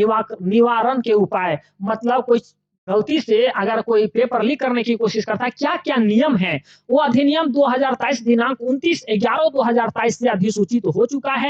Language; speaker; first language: Hindi; native; Hindi